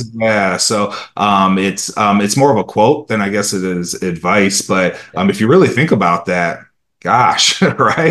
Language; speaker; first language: English; early bilingual, other home language; Romanian